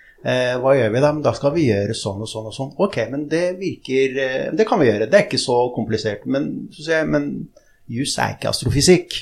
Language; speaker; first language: Norwegian; early bilingual, other home language; Arabic